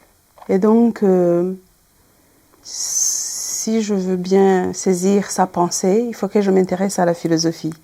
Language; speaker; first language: French; non-native, local second language; Kinyarwanda